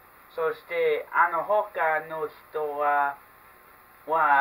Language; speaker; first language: Japanese; non-native, learner; English